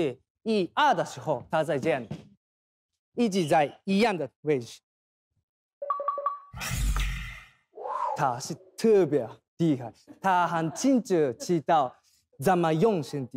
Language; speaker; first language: Chinese; non-native, learner; Thai